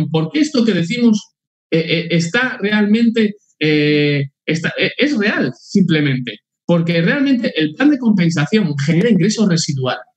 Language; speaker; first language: Spanish; native; Spanish